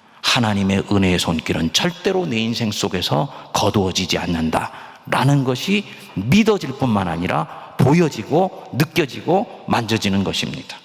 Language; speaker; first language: Korean; native; Korean